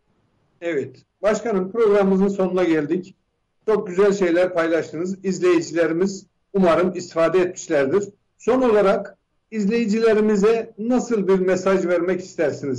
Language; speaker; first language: Turkish; native; Turkish